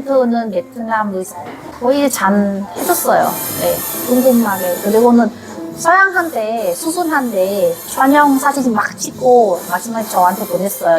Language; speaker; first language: Korean; non-native, learner; Vietnamese